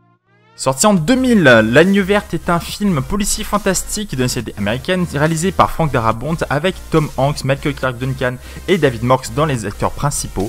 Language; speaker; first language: French; native; French